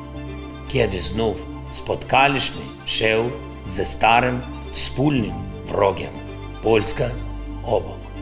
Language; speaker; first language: Polish; non-native, learner; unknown